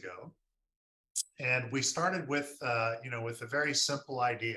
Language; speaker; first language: English; native; English